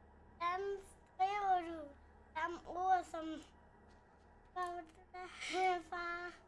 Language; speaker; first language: Danish; early bilingual, other home language; Vietnamese